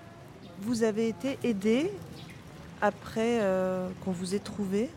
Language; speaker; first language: French; native; French